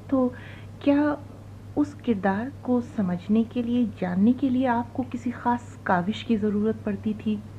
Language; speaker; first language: Urdu; native; Urdu